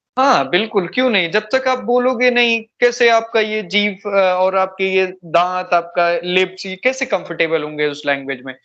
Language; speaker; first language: Hindi; native; Hindi